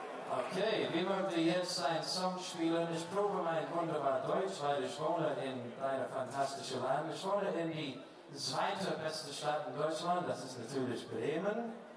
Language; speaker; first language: German; non-native, learner; English